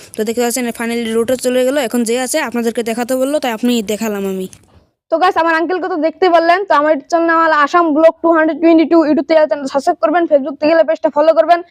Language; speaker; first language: Bangla; native; Bangla